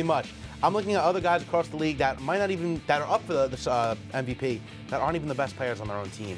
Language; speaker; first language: English; native; English